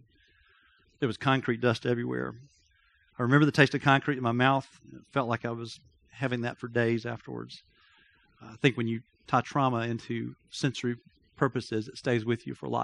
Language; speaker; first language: English; native; English